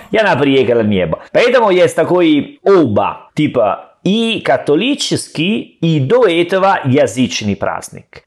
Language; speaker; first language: Russian; non-native, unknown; Italian